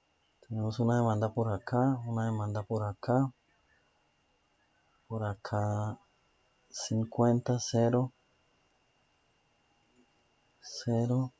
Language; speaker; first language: Spanish; native; Spanish